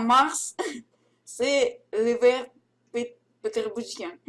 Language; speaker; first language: French; non-native, learner; Russian